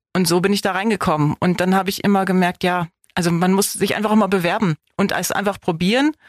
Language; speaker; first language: German; native; German